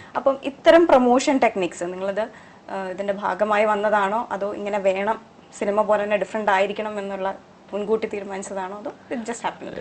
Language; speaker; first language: Malayalam; native; Malayalam